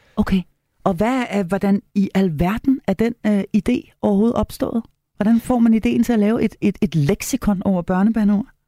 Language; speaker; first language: Danish; native; Danish